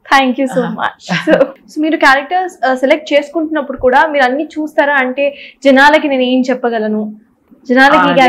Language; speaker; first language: Telugu; native; Telugu